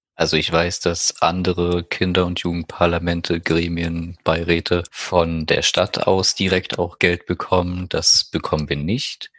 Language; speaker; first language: German; native; German